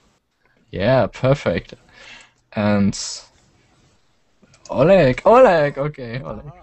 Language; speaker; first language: English; non-native, learner; German